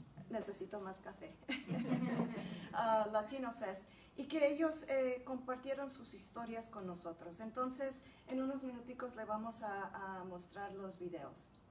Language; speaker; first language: Spanish; early bilingual, heritage; Spanish